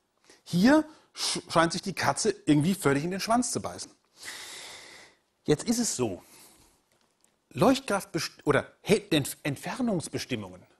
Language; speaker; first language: German; native; German